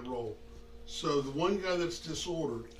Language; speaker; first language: English; native; English